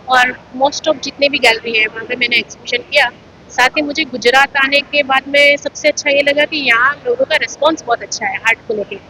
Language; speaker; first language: Hindi; native; Hindi